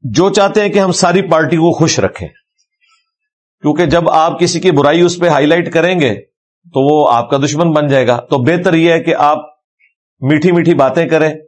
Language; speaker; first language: Urdu; non-native, local second language; Punjabi